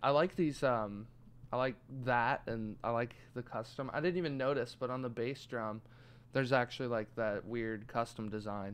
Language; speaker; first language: English; native; English